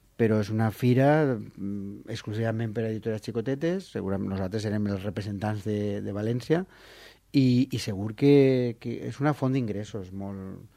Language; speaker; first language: Catalan; non-native, local second language; Spanish